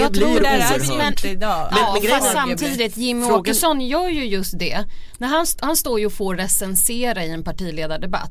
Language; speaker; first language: Swedish; native; Swedish